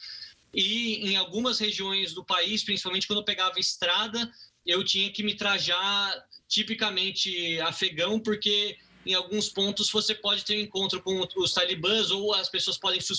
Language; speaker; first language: Portuguese; native; Portuguese